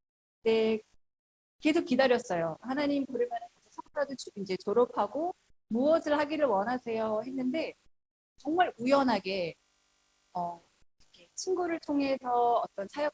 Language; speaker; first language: Korean; early bilingual, heritage; Korean